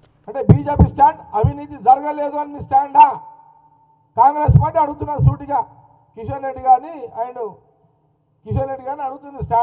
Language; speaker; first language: Telugu; native; Telugu